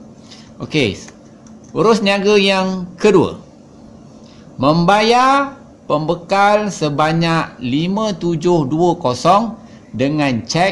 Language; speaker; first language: Malay; native; Malay